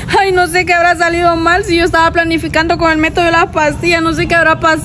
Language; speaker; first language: Spanish; native; Spanish